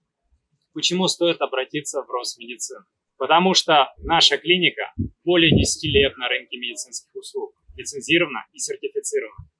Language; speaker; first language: Russian; native; Russian